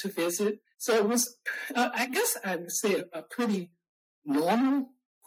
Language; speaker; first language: English; native; English